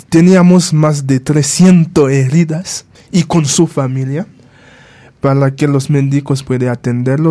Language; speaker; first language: Spanish; non-native, fluent; Haitian Creole